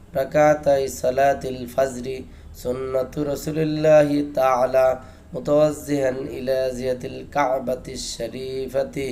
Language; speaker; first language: Arabic; non-native, learner; Bangla